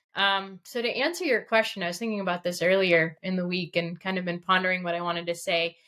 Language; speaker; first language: English; early bilingual, other home language; Russian